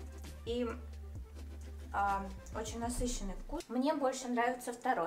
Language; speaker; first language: Russian; native; Russian